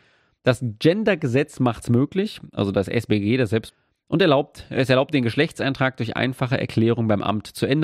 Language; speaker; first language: German; native; German